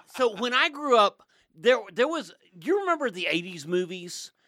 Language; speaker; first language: English; native; English